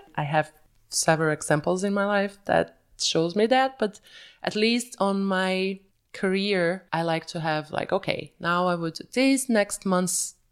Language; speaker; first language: English; early bilingual, other home language; Portuguese